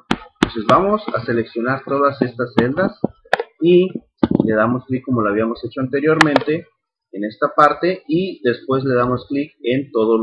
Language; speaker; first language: Spanish; native; Spanish